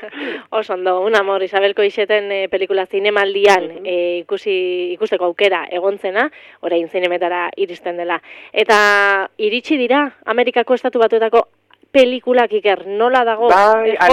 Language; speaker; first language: Basque; native; Basque